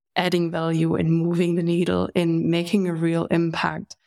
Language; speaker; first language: English; non-native, fluent; German